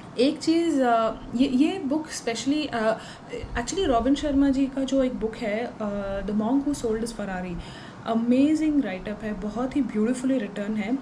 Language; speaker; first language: Hindi; non-native, local second language; Tulu